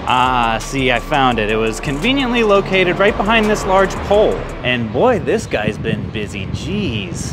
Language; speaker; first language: English; native; English